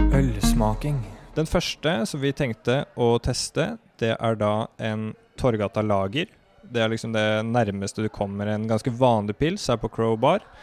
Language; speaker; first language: Norwegian; native; Norwegian